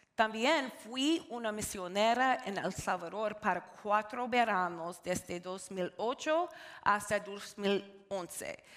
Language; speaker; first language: Spanish; non-native, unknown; English